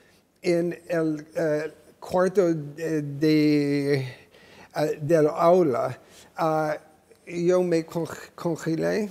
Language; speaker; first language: Spanish; non-native, fluent; English